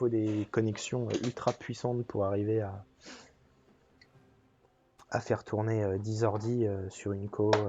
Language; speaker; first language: French; native; French